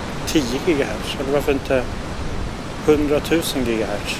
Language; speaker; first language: Swedish; native; Swedish